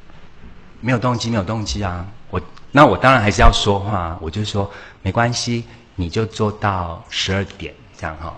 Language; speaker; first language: Chinese; native; Chinese